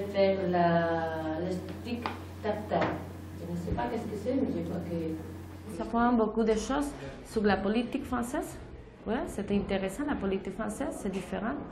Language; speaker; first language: French; non-native, learner; Spanish